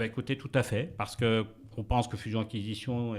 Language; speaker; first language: French; native; French